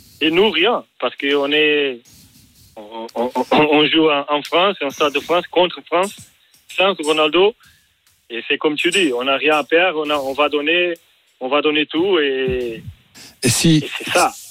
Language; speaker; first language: French; non-native, learner; Portuguese